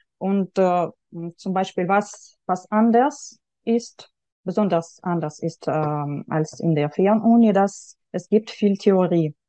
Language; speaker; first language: German; non-native, fluent; Russian